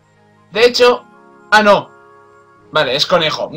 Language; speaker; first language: Spanish; native; Spanish